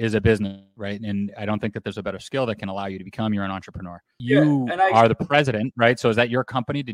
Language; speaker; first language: English; native; English